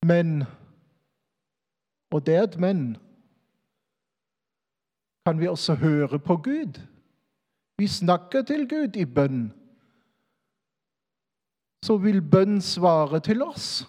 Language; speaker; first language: Norwegian; non-native, fluent; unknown